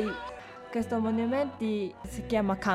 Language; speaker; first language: Italian; non-native, learner; Japanese